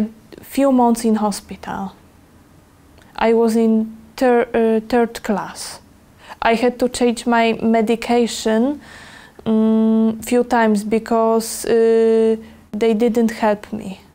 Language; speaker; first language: English; non-native, learner; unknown